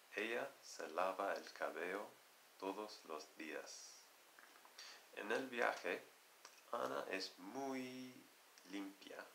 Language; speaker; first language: Spanish; non-native, learner; English